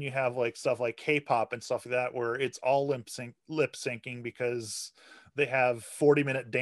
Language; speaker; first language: English; native; English